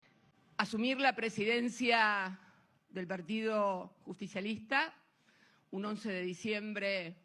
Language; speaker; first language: Spanish; native; Spanish